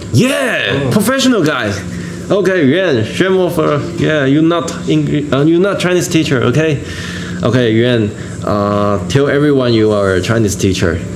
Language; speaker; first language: English; non-native, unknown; Chinese